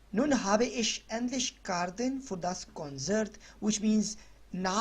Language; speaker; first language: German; non-native, learner; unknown